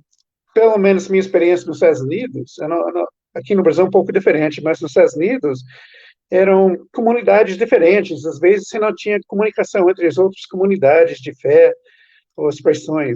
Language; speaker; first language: Portuguese; non-native, fluent; English